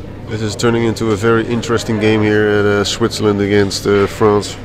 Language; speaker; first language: English; non-native, fluent; Dutch